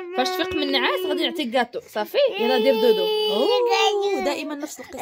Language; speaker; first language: French; non-native, local second language; Arabic